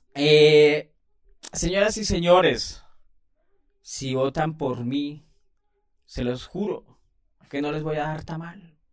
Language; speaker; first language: Spanish; native; Spanish